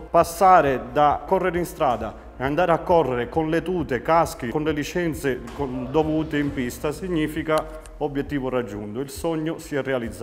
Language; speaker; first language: Italian; native; Italian